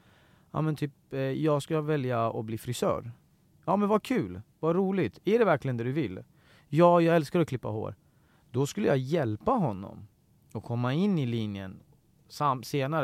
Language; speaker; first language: Swedish; early bilingual, other home language; Persian